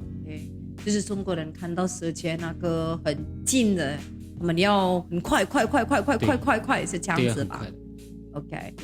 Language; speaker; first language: Chinese; non-native, learner; Indonesian